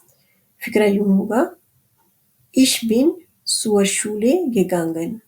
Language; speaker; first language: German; non-native, fluent; Urdu